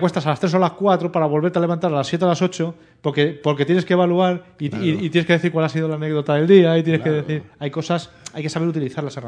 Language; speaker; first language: Spanish; native; Spanish